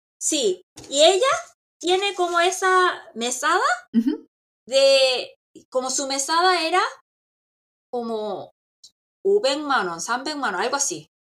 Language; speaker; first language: Spanish; non-native, fluent; Korean